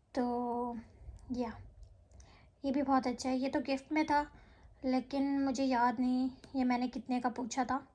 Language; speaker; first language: Urdu; native; Urdu